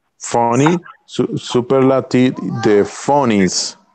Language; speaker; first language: English; non-native, learner; Spanish